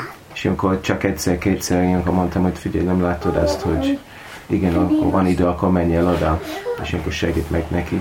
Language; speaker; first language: Hungarian; non-native, learner; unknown